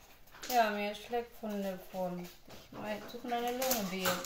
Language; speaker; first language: German; non-native, learner; Filipino